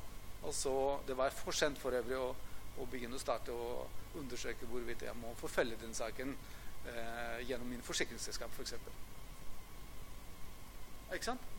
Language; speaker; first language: Norwegian; non-native, fluent; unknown